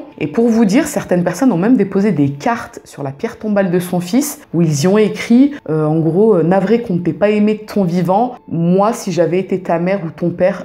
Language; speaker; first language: French; native; French